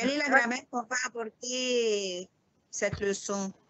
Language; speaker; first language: French; non-native, fluent; Arabic